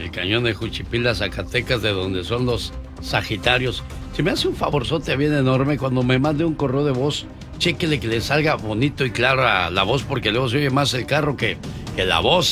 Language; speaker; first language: Spanish; native; Spanish